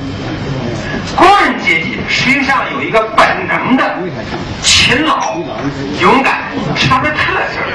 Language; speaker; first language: Chinese; early bilingual, other home language; English